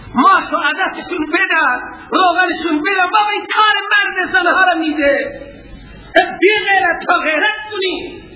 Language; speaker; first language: Persian; non-native, local second language; Baluchi